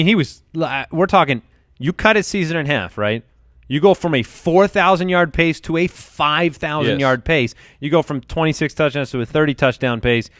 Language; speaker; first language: English; native; English